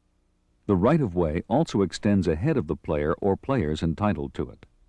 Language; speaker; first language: English; native; English